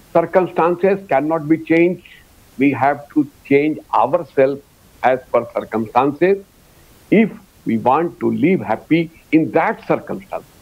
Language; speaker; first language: English; non-native, local second language; Hindi